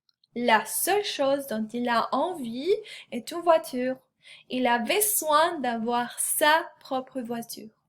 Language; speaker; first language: French; non-native, fluent; Spanish